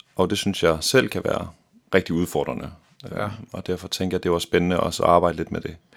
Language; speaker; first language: Danish; native; Danish